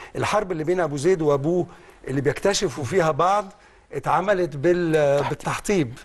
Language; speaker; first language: Arabic; native; Arabic